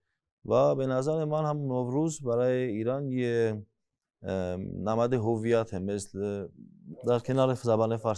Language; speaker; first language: Persian; non-native, fluent; Armenian